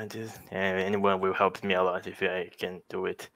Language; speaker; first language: English; non-native, fluent; Portuguese